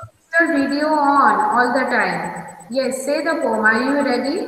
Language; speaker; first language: English; non-native, local second language; Hindi